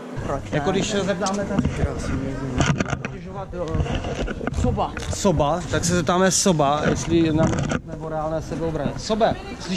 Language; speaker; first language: Czech; native; Czech